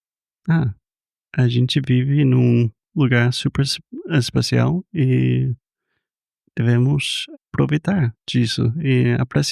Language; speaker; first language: Portuguese; non-native, fluent; English